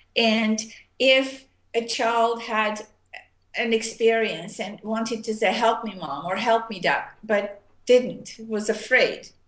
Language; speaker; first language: English; non-native, fluent; Armenian